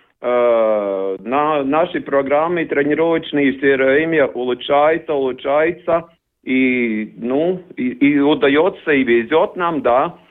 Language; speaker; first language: Russian; non-native, learner; Latvian